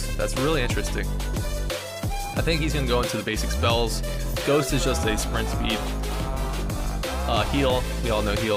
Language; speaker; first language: English; native; English